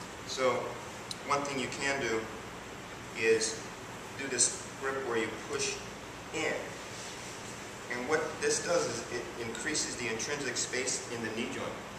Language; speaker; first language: English; native; English